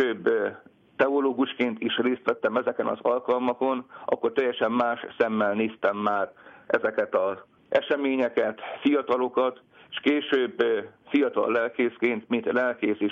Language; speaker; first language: Hungarian; native; Hungarian